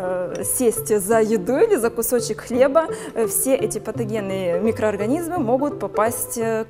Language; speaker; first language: Russian; native; Russian